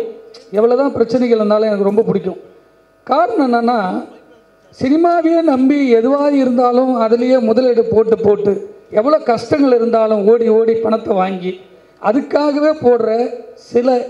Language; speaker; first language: Tamil; native; Tamil